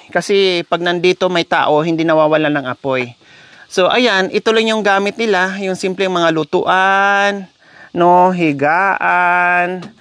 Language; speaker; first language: Filipino; non-native, local second language; Cebuano